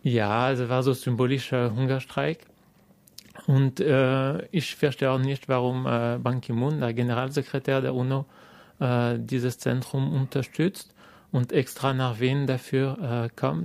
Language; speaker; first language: German; non-native, fluent; French